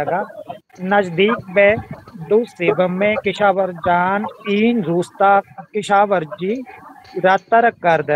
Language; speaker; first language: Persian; non-native, learner; Urdu